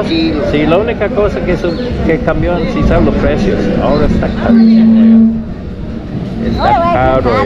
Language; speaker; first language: Spanish; non-native, learner; English